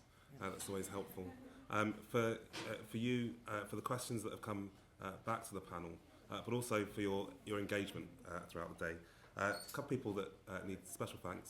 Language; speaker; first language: English; native; English